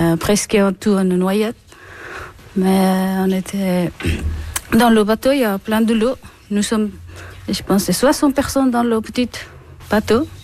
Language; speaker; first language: French; non-native, learner; Persian